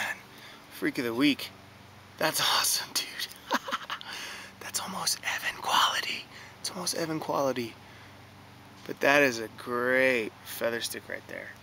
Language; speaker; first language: English; native; English